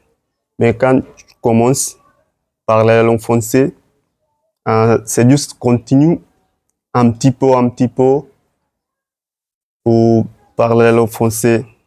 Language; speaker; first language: French; non-native, learner; Swahili